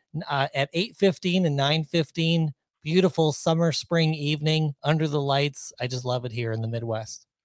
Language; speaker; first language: English; native; English